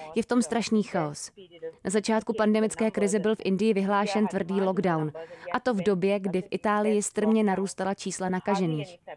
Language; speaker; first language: Czech; non-native, fluent; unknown